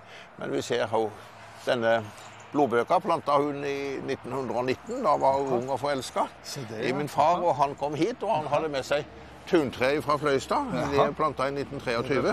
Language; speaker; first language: Norwegian; native; Norwegian